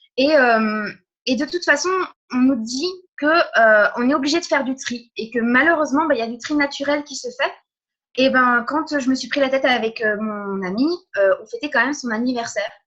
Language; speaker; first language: French; early bilingual, other home language; Portuguese